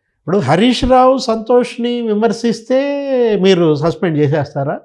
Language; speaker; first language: Telugu; native; Telugu